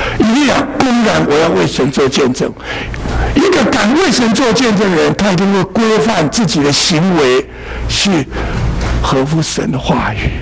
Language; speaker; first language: Chinese; native; Chinese